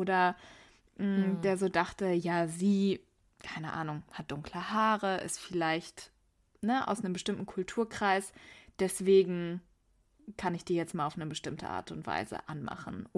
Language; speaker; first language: German; early bilingual, other home language; Persian